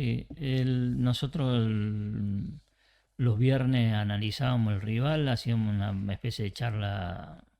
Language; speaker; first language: Spanish; native; Spanish